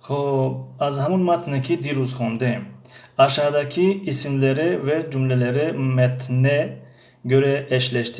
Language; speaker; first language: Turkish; non-native, fluent; Tajik